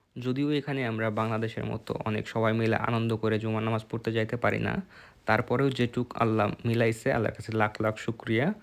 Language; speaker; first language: Bangla; native; Bangla